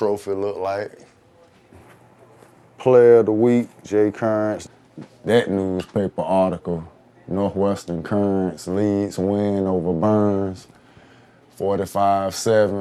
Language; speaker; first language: English; native; English